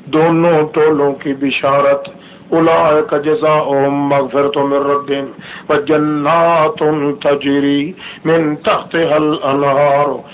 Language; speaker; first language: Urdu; non-native, local second language; Saraiki